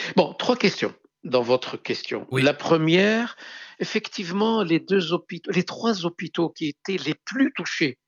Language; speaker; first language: French; non-native, local second language; Arabic